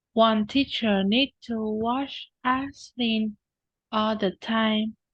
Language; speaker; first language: English; non-native, learner; Vietnamese